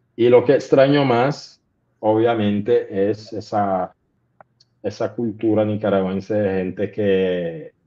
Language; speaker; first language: Spanish; non-native, local second language; English